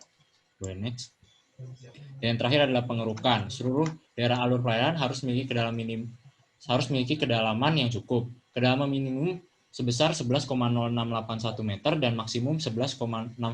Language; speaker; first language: Indonesian; native; Indonesian